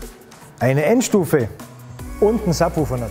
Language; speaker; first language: German; native; German